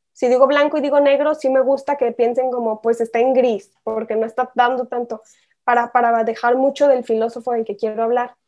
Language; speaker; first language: Spanish; native; Spanish